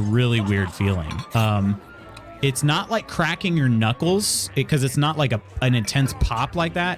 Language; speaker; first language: English; native; English